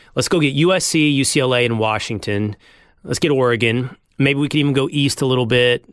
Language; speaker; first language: English; native; English